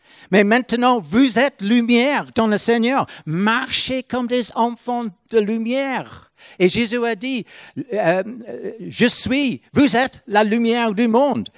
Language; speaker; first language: French; non-native, fluent; English